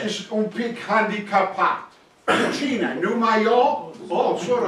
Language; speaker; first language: Romanian; non-native, learner; English